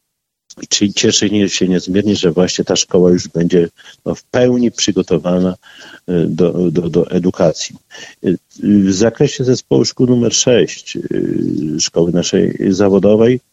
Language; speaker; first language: Polish; native; Polish